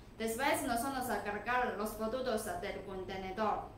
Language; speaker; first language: Spanish; non-native, learner; Chinese